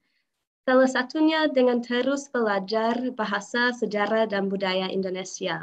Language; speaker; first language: Indonesian; non-native, fluent; English